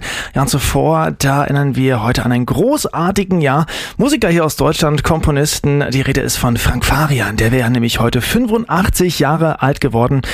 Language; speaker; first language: German; native; German